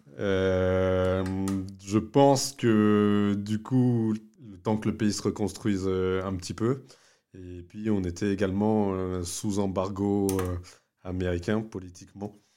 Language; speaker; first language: French; early bilingual, other home language; Vietnamese